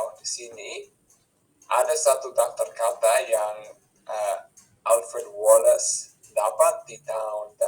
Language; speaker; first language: Indonesian; non-native, fluent; English